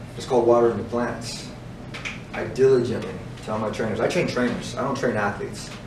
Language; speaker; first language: English; early bilingual, other home language; Spanish